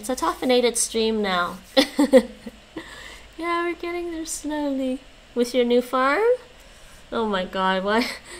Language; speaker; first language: English; native; English